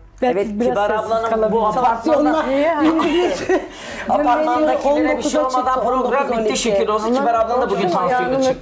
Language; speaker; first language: Turkish; native; Turkish